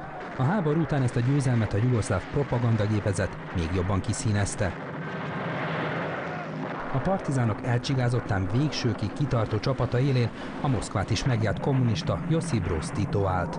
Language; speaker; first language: Hungarian; native; Hungarian